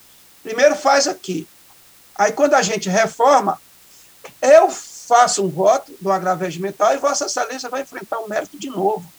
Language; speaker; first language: Portuguese; native; Portuguese